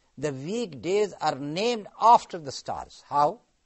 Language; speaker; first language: English; non-native, local second language; Urdu